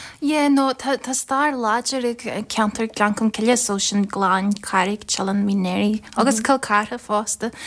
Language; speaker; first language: Irish; native; Irish